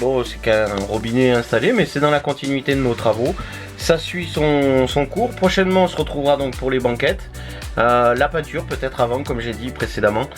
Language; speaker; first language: French; native; French